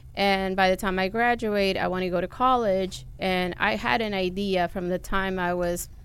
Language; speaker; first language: English; early bilingual, other home language; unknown